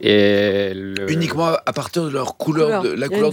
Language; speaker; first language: French; native; French